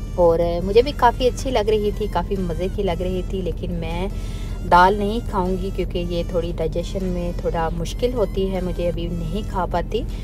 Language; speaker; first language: Urdu; native; Urdu